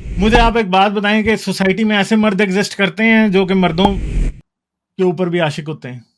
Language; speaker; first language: Urdu; native; Urdu